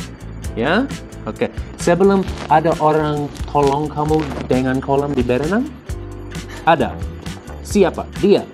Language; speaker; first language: Indonesian; non-native, learner; English